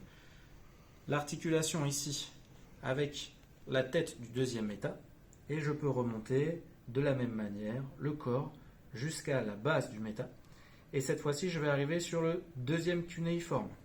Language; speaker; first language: French; native; French